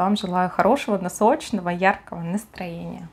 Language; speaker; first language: Russian; native; Russian